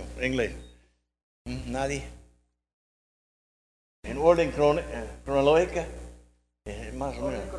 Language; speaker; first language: Spanish; non-native, learner; English